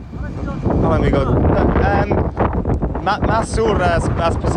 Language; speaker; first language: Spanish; non-native, learner; English